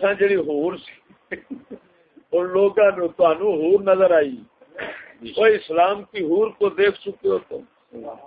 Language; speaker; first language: Urdu; native; Urdu